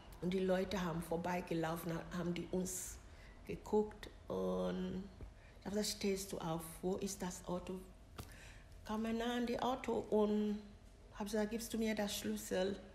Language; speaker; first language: German; non-native, learner; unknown